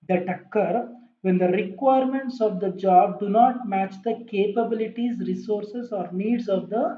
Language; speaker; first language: English; non-native, local second language; Kannada